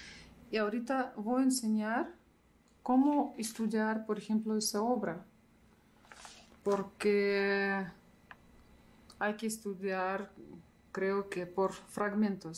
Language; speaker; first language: Spanish; non-native, fluent; Russian